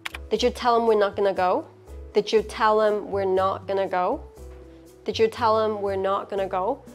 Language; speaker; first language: English; non-native, local second language; Cantonese